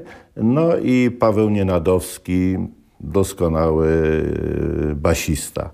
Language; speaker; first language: Polish; native; Polish